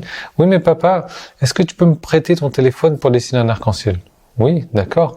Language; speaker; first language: French; native; French